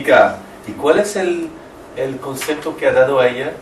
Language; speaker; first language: Spanish; non-native, learner; French